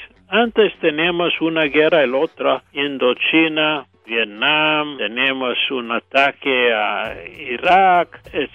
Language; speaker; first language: Spanish; non-native, fluent; English